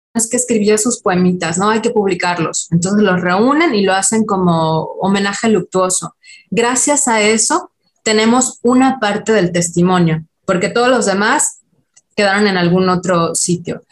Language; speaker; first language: Spanish; native; Spanish